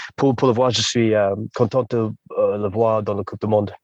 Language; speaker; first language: French; non-native, learner; English